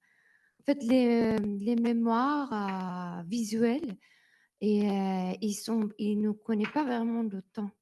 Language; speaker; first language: French; non-native, learner; Persian